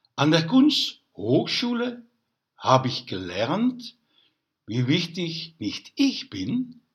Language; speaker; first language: German; non-native, learner; Dutch